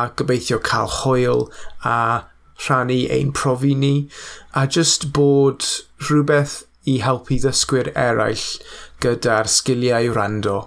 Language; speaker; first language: Welsh; non-native, learner; English